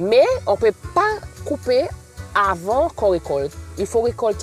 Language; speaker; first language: French; non-native, local second language; Seselwa Creole French